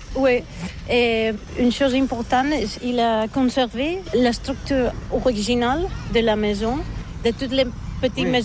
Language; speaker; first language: French; non-native, learner; Catalan